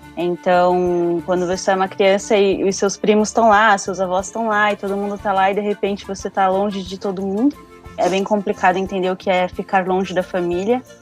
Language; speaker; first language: Portuguese; early bilingual, other home language; Spanish